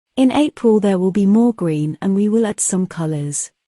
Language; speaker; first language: English; non-native, fluent; Bulgarian